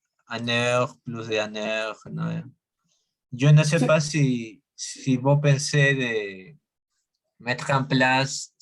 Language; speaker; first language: French; non-native, learner; Spanish